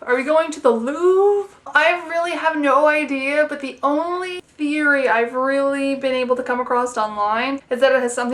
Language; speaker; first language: English; native; English